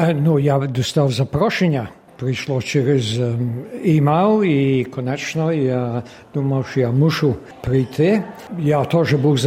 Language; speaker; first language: Ukrainian; early bilingual, heritage; Ukrainian